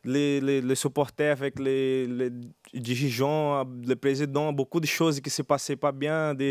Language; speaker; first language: French; non-native, learner; Portuguese